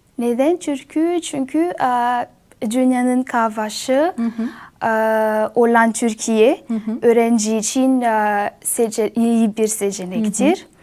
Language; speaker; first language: Turkish; non-native, learner; Malagasy